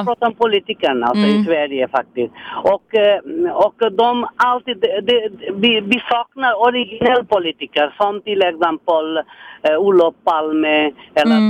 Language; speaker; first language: Swedish; non-native, fluent; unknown